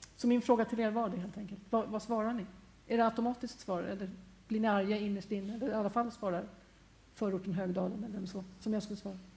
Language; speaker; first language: Swedish; native; Swedish